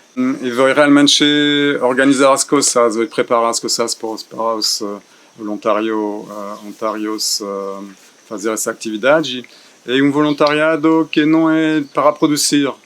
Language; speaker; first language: Portuguese; non-native, fluent; French